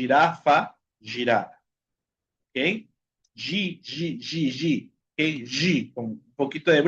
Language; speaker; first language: Portuguese; non-native, fluent; Spanish